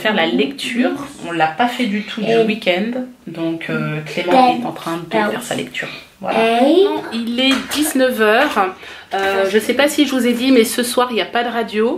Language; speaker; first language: French; native; French